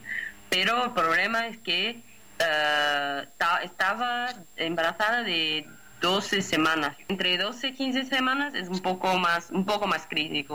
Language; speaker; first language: Spanish; non-native, fluent; Portuguese